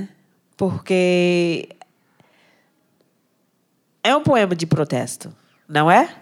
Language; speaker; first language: Portuguese; non-native, fluent; English